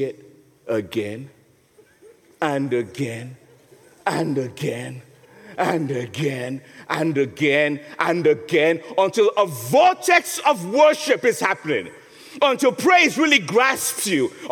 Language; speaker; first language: English; non-native, local second language; Yoruba